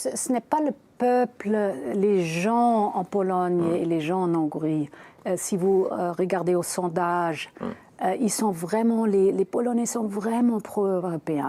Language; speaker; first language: French; non-native, fluent; German